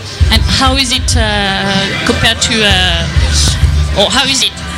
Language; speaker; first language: English; non-native, fluent; French